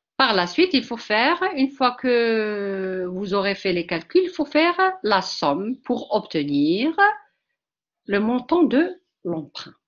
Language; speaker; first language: French; non-native, local second language; Arabic